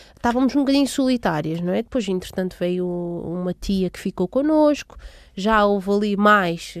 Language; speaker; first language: Portuguese; native; Portuguese